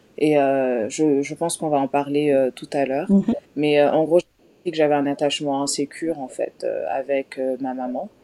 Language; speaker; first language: French; non-native, local second language; Wolof